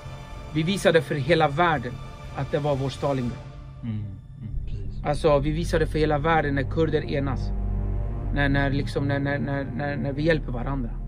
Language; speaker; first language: Swedish; early bilingual, other home language; Kurdish